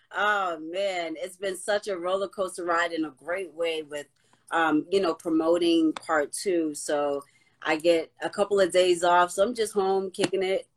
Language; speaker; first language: English; native; English